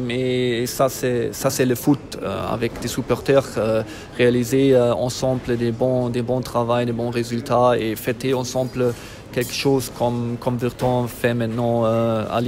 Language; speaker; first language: French; non-native, fluent; German